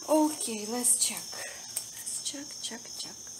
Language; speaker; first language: English; non-native, fluent; Russian